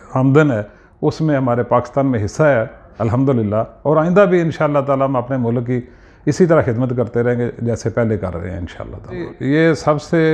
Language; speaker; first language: Urdu; non-native, local second language; Punjabi